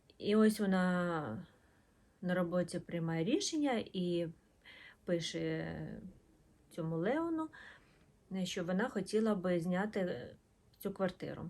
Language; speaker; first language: Ukrainian; non-native, local second language; Russian